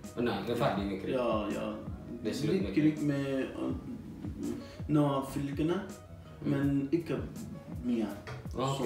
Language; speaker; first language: Norwegian; non-native, learner; Persian